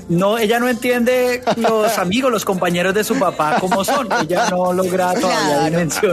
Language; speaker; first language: Spanish; native; Spanish